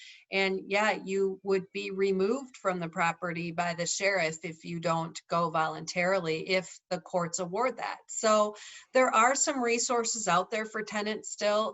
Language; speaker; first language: English; native; English